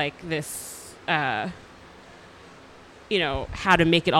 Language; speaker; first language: English; native; English